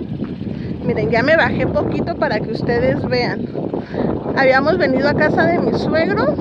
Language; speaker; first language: Spanish; native; Spanish